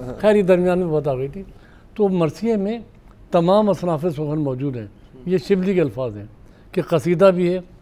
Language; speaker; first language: Urdu; native; Urdu